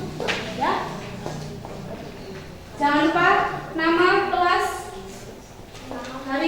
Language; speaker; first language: Indonesian; non-native, local second language; Javanese